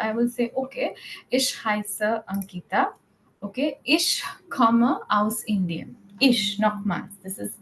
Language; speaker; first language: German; non-native, fluent; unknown